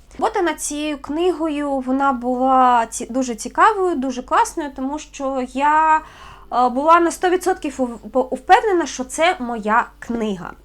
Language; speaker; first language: Ukrainian; native; Ukrainian